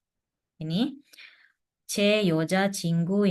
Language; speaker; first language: Korean; non-native, fluent; Indonesian